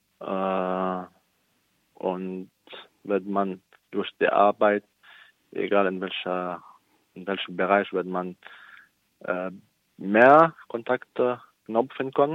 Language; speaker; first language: German; non-native, fluent; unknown